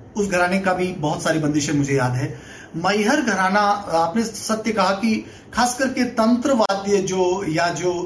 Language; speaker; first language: Hindi; non-native, local second language; Bangla